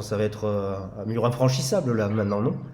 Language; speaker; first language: French; native; French